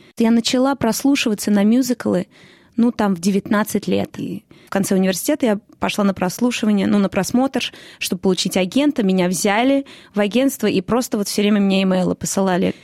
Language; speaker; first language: Russian; early bilingual, heritage; Russian